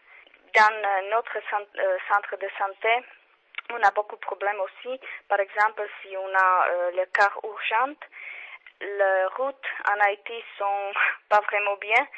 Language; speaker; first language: French; non-native, learner; Czech